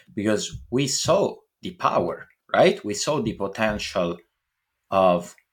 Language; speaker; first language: English; non-native, fluent; Italian